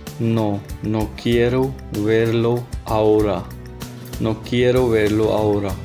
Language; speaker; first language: Spanish; non-native, fluent; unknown